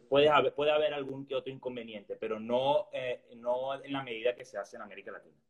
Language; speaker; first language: Spanish; native; Spanish